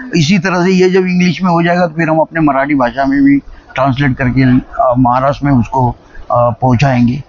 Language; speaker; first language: Hindi; non-native, local second language; Marathi